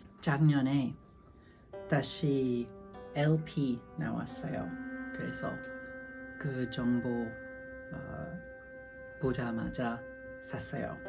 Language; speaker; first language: Korean; non-native, learner; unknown